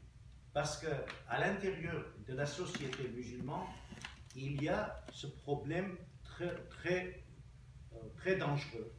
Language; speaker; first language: French; non-native, fluent; Armenian